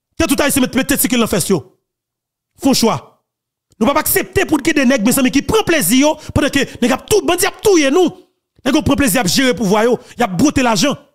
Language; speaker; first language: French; non-native, local second language; Haitian Creole